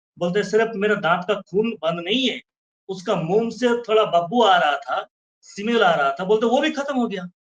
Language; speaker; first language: Hindi; non-native, fluent; Bangla